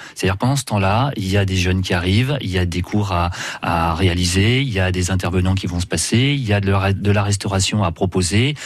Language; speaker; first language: French; native; French